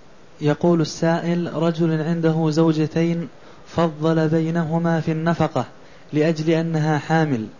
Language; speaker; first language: Arabic; native; Arabic